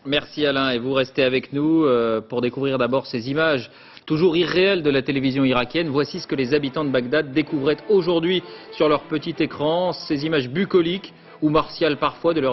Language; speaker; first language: French; native; French